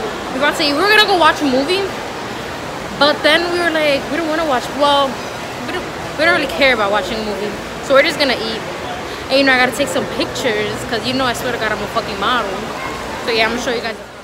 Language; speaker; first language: English; early bilingual, other home language; Spanish